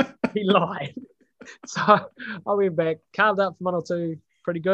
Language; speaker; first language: English; native; English